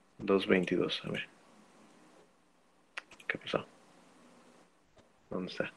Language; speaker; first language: Spanish; native; Spanish